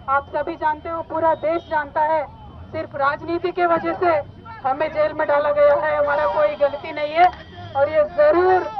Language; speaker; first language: Hindi; non-native, local second language; Telugu